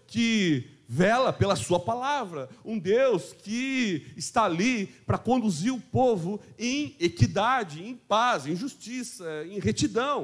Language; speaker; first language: Portuguese; native; Portuguese